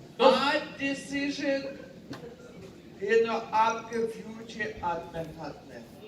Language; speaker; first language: Hindi; non-native, learner; Ukrainian